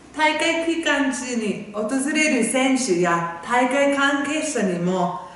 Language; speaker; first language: Japanese; non-native, fluent; English